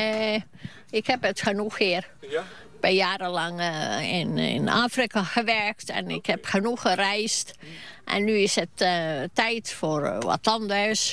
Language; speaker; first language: Dutch; non-native, fluent; Finnish